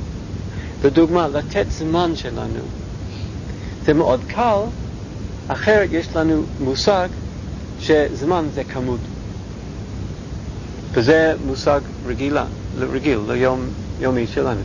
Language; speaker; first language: Hebrew; non-native, fluent; English